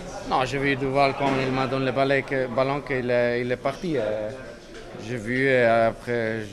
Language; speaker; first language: French; non-native, learner; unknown